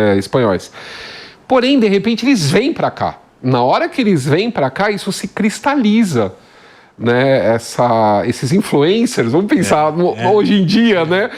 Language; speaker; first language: Portuguese; native; Portuguese